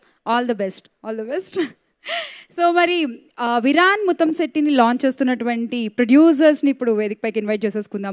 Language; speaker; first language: Telugu; native; Telugu